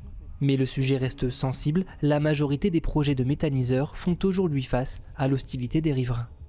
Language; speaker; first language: French; native; French